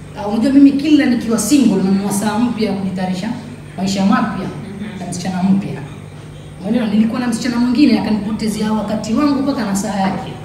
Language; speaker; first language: Swahili; native; Swahili